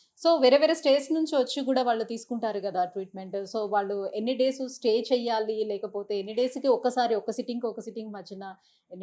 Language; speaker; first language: Telugu; native; Telugu